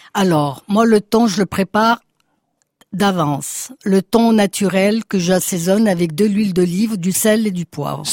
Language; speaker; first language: French; non-native, fluent; Italian